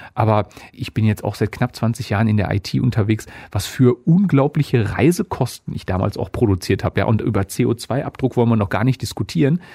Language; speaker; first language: German; native; German